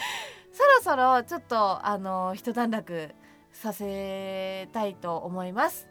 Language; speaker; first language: Japanese; native; Japanese